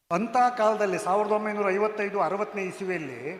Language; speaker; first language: Kannada; non-native, local second language; Konkani